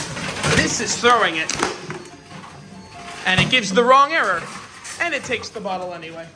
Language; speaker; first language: English; native; English